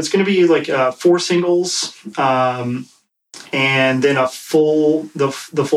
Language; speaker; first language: English; native; English